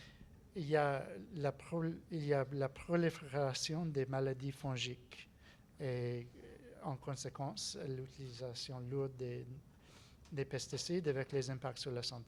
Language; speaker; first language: French; non-native, learner; English